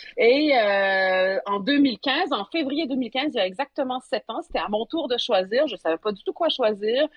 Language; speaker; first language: French; native; French